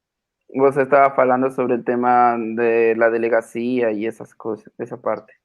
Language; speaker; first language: Portuguese; non-native, fluent; Spanish